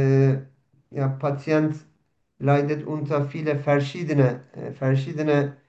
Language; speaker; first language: German; non-native, fluent; Turkish